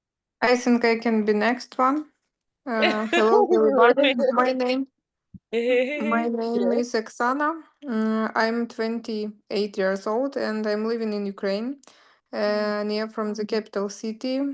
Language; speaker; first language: English; non-native, learner; Ukrainian